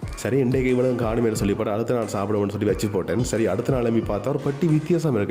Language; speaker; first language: Tamil; native; Tamil